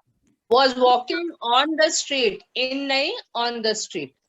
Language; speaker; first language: English; non-native, fluent; Hindi